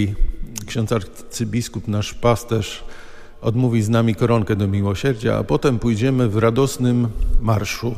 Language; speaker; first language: Polish; native; Polish